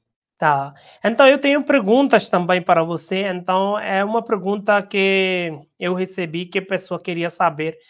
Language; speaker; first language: Portuguese; non-native, learner; Hindi